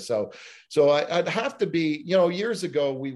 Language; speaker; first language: English; early bilingual, other home language; Italian